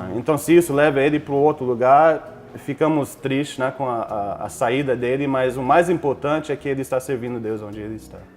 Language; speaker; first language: Portuguese; non-native, fluent; English